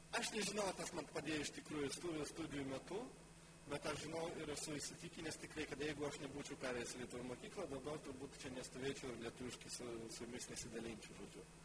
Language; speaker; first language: Lithuanian; non-native, local second language; Polish